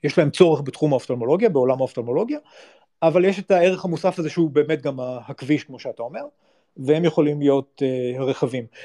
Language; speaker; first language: Hebrew; native; Hebrew